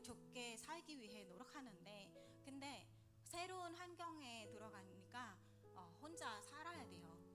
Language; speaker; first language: Korean; non-native, learner; Vietnamese